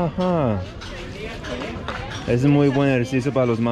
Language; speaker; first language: Spanish; non-native, fluent; English